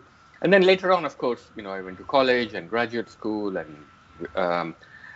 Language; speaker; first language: English; non-native, local second language; Gujarati